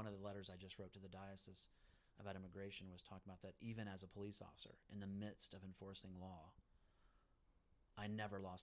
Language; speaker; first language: English; early bilingual, other home language; Spanish